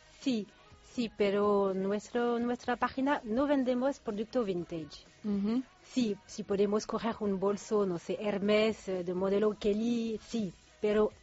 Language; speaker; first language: Spanish; non-native, learner; French